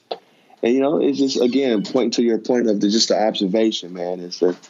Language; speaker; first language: English; native; English